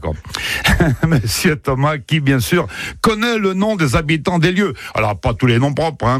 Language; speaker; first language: French; native; French